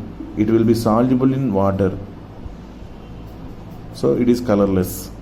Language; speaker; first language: English; non-native, local second language; Telugu